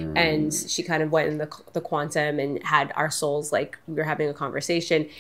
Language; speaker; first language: English; native; English